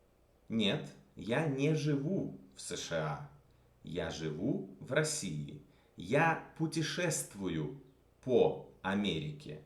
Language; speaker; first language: Russian; non-native, fluent; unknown